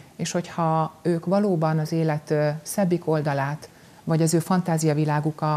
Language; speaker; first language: Hungarian; native; Hungarian